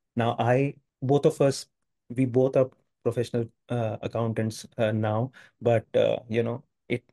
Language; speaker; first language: English; non-native, local second language; Hindi